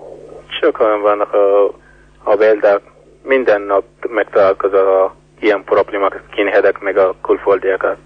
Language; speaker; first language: Hungarian; non-native, learner; Arabic